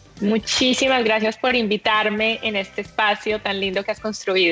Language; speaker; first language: Spanish; native; Spanish